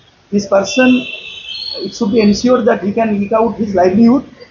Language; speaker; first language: English; non-native, local second language; Bangla